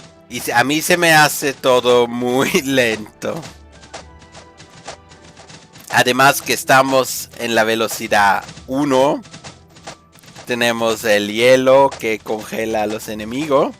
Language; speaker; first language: Spanish; non-native, fluent; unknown